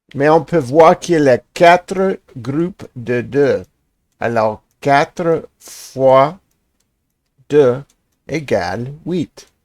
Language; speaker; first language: French; non-native, learner; English